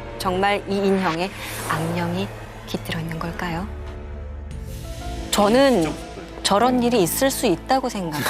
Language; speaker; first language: Korean; native; Korean